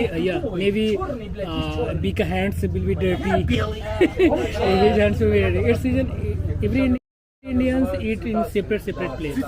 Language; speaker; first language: English; non-native, local second language; Hindi